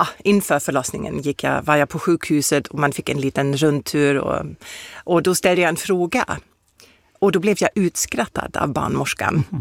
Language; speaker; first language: Swedish; non-native, fluent; German